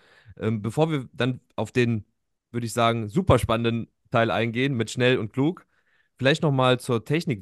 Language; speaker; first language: German; native; German